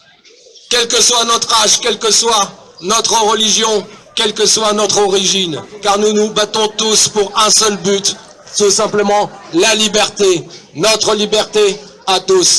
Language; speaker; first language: French; non-native, fluent; Ukrainian